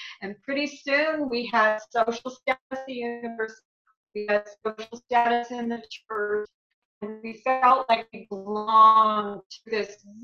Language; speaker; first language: English; native; English